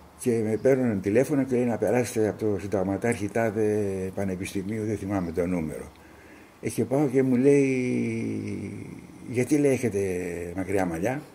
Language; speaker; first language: Greek; native; Greek